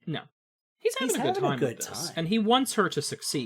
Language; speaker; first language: English; native; English